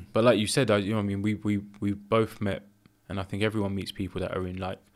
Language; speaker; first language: English; early bilingual, other home language; Greek